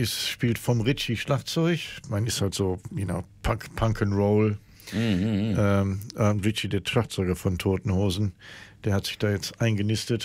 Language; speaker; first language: German; non-native, fluent; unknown